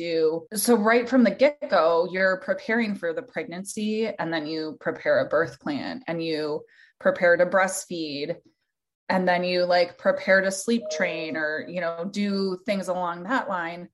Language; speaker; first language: English; native; English